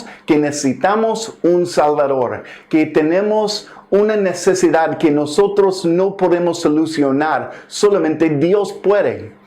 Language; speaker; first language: Spanish; non-native, fluent; English